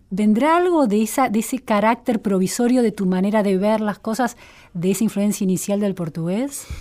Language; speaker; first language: Spanish; native; Spanish